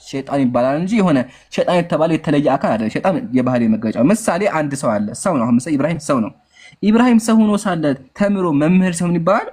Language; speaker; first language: Amharic; native; Amharic